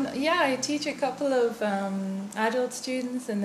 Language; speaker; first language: English; native; English